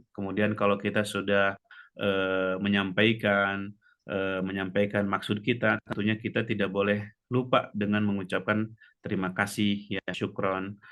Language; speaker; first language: Indonesian; native; Indonesian